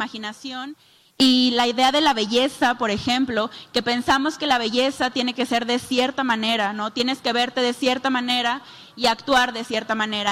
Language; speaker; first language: Spanish; native; Spanish